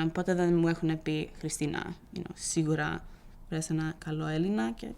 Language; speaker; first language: Greek; early bilingual, heritage; Greek